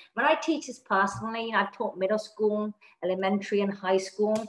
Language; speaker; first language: English; native; English